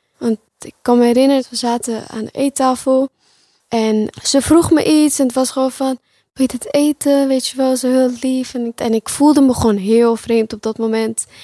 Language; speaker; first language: Dutch; early bilingual, other home language; Pashto